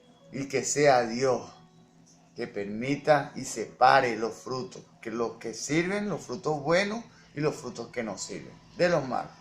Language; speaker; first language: Spanish; native; Spanish